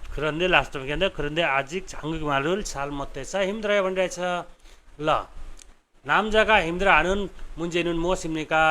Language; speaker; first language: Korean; non-native, fluent; Nepali